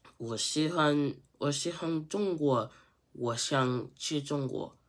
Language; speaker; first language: Chinese; non-native, learner; English